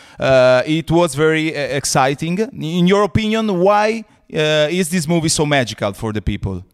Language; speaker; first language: English; non-native, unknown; Italian